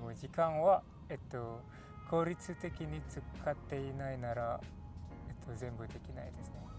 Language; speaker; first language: Japanese; non-native, learner; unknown